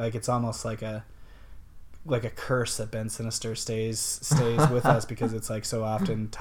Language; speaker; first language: English; native; English